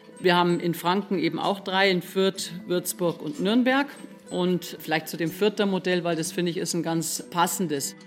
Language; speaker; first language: German; native; German